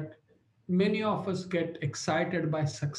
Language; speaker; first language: English; non-native, local second language; Marathi